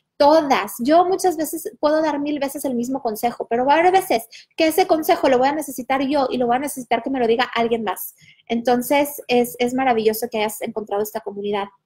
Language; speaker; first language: Spanish; early bilingual, heritage; Spanish